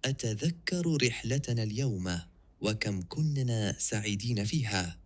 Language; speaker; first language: Arabic; non-native, learner; English